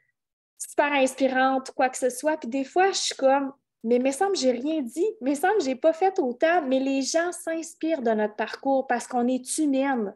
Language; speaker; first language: French; native; French